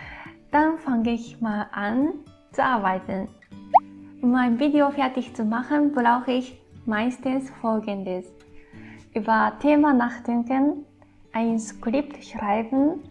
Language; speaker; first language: German; non-native, fluent; Japanese